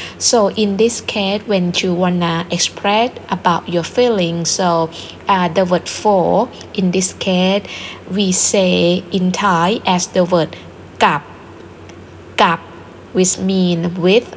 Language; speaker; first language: English; non-native, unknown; Thai